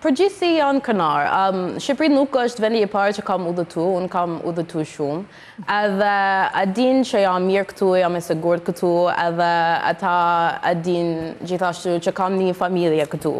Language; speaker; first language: Albanian; non-native, learner; English